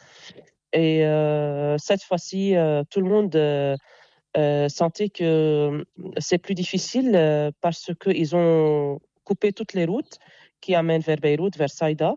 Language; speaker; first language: French; non-native, local second language; Arabic